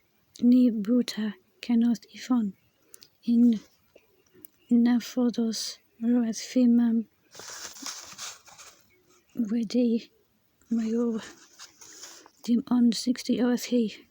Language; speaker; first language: Welsh; non-native, learner; English